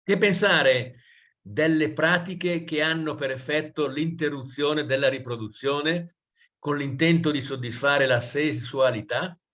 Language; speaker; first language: Italian; native; Italian